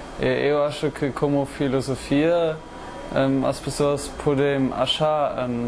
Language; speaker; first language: Portuguese; non-native, learner; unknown